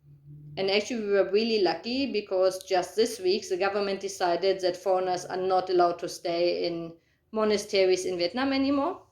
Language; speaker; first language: English; non-native, fluent; German